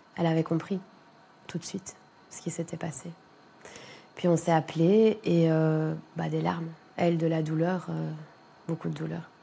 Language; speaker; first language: French; native; French